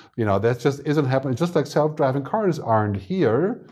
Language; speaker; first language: English; non-native, fluent; German